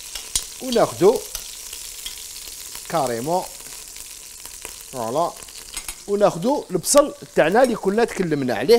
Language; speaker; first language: Arabic; native; Arabic